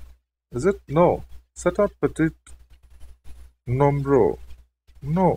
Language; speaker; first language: French; non-native, learner; English